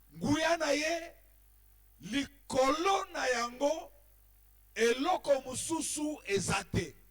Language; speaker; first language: Lingala; native; Lingala